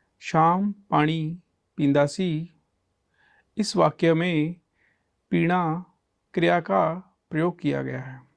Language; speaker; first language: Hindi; non-native, local second language; Punjabi